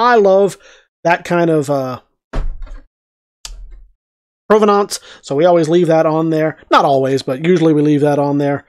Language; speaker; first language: English; native; English